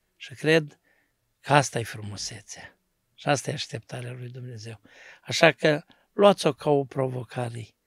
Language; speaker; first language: Romanian; native; Romanian